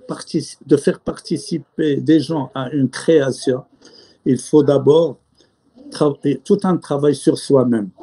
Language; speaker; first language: French; non-native, local second language; Arabic